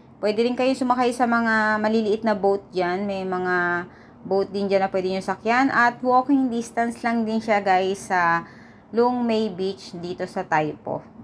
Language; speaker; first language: Filipino; native; Filipino